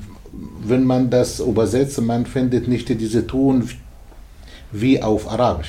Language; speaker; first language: German; non-native, learner; Arabic